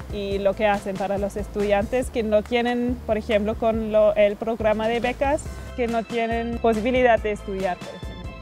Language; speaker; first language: Spanish; non-native, fluent; German